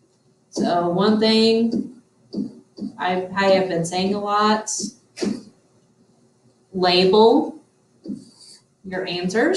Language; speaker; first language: English; native; English